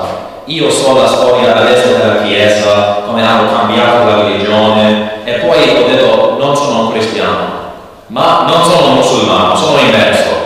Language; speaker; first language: Italian; non-native, learner; English